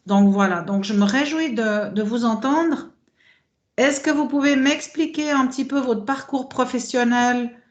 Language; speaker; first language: French; native; French